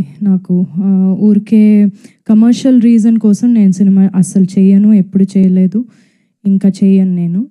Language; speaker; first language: Telugu; non-native, fluent; Tamil